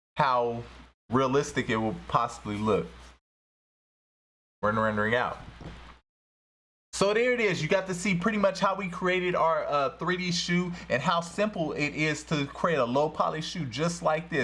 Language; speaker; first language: English; native; English